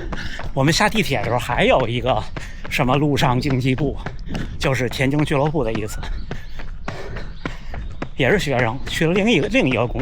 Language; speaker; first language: Chinese; native; Chinese